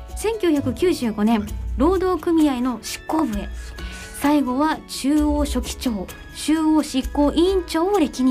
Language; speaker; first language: Japanese; native; Japanese